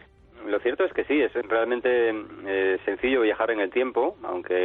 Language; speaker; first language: Spanish; native; Spanish